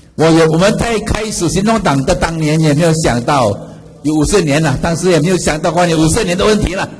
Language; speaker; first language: Chinese; native; Chinese